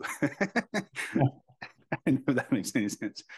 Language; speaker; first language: English; non-native, fluent; Spanish